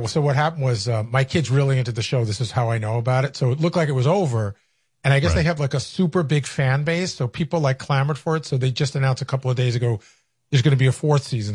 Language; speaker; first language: English; native; English